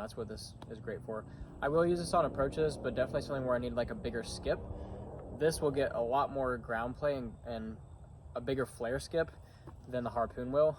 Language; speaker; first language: English; native; English